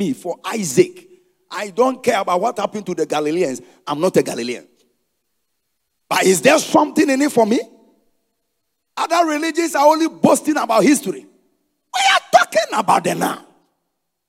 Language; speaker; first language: English; non-native, local second language; Akan